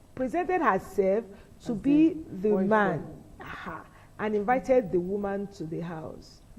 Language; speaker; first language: English; non-native, local second language; Yoruba